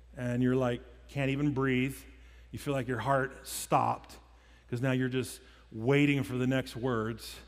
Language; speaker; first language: English; native; English